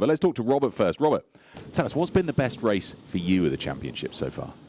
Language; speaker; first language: English; native; English